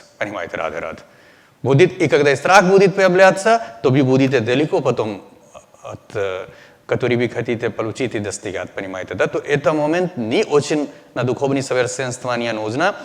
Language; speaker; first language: Russian; non-native, learner; Hindi